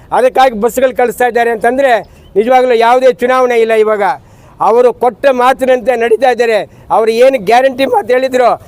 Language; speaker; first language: Kannada; native; Kannada